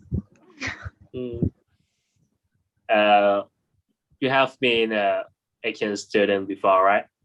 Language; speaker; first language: English; non-native, learner; Thai